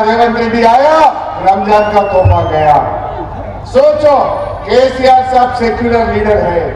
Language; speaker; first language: Hindi; non-native, local second language; Telugu